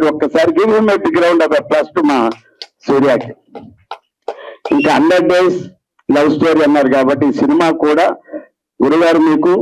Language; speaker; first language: Telugu; native; Telugu